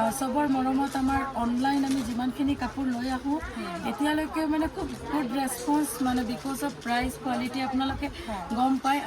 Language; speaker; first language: Assamese; non-native, local second language; Bangla